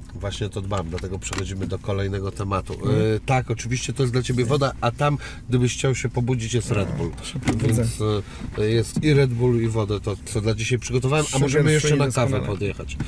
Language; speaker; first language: Polish; native; Polish